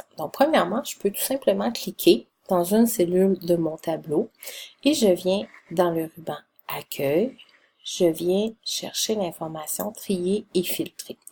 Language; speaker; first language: French; native; French